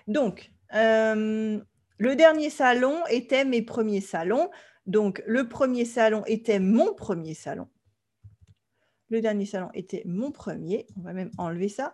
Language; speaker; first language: French; native; French